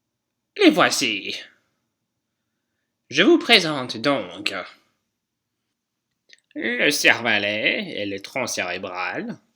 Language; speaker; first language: French; non-native, fluent; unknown